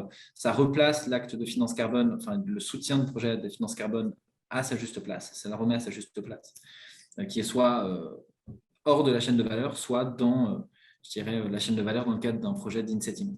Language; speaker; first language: French; native; French